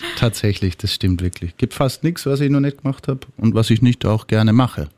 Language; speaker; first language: German; native; German